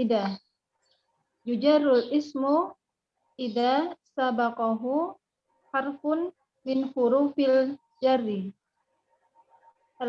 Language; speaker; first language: Arabic; non-native, learner; Indonesian